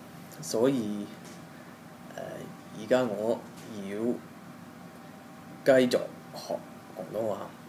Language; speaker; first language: Cantonese; non-native, learner; English